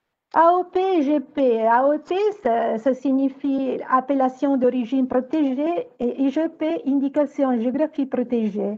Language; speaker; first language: French; non-native, fluent; Italian